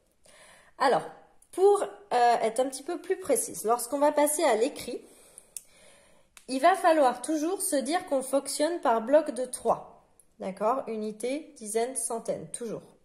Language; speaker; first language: French; native; French